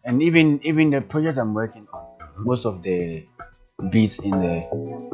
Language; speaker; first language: English; non-native, local second language; Akan